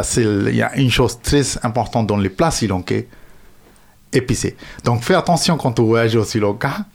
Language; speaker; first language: French; non-native, fluent; Sinhala